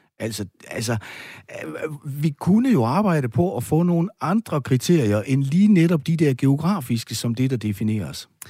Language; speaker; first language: Danish; native; Danish